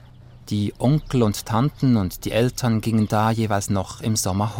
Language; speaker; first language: German; native; German